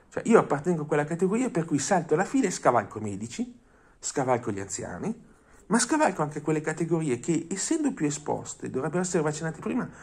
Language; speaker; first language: Italian; non-native, fluent; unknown